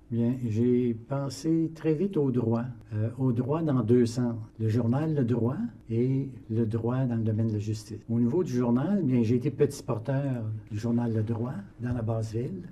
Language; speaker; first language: French; native; French